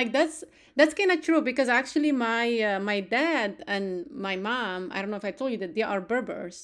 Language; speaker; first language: English; non-native, fluent; Arabic